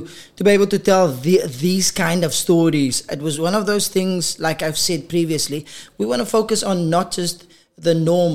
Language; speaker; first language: English; non-native, local second language; Afrikaans